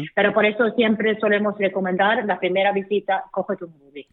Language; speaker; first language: Spanish; non-native, fluent; Swedish